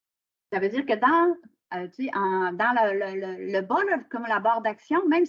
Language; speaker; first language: French; native; French